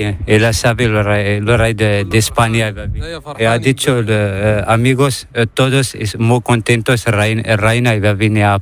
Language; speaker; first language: Spanish; non-native, learner; Arabic